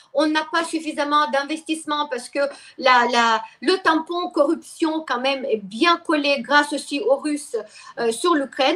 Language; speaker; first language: French; non-native, fluent; Russian